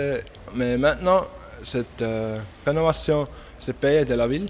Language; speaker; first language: French; non-native, local second language; German